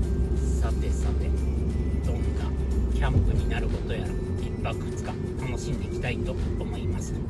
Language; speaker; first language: Japanese; native; Japanese